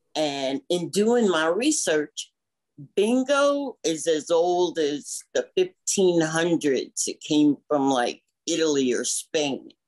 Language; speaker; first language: English; native; English